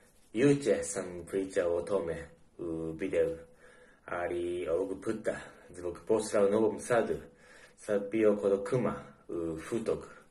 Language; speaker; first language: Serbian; non-native, learner; Japanese